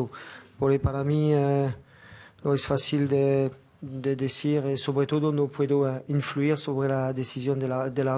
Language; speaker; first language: Spanish; non-native, fluent; French